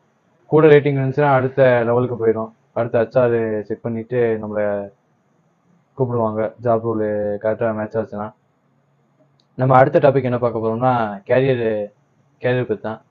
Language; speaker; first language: Tamil; native; Tamil